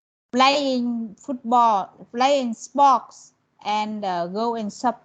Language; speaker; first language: English; non-native, learner; Vietnamese